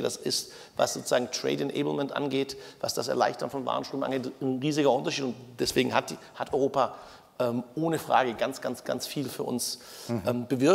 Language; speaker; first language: German; native; German